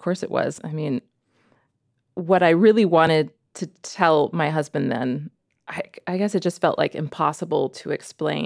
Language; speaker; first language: English; native; English